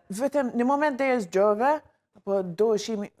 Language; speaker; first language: Albanian; non-native, learner; English